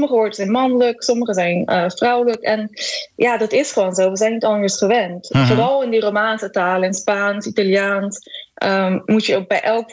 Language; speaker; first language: Dutch; early bilingual, other home language; Macedonian